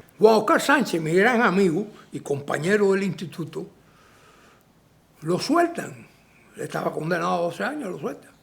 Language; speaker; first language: Spanish; native; Spanish